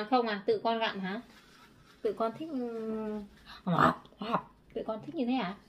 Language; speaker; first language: Vietnamese; native; Vietnamese